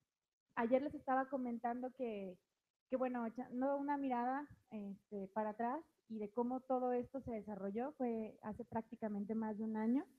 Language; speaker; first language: Spanish; native; Spanish